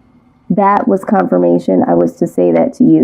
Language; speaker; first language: English; native; English